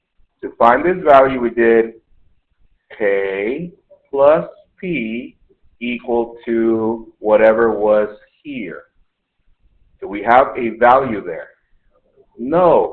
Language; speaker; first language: English; native; English